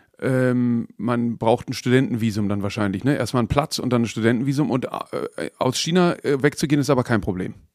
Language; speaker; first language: German; native; German